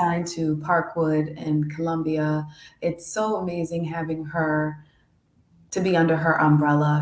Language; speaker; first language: English; native; English